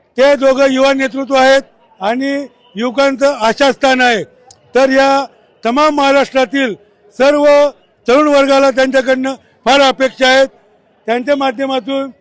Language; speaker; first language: Marathi; native; Marathi